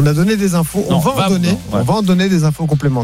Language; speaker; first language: French; native; French